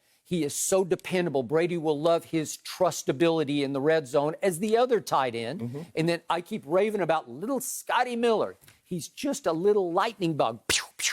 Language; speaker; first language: English; native; English